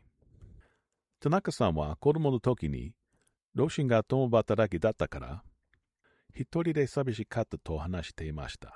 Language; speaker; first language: Japanese; non-native, learner; English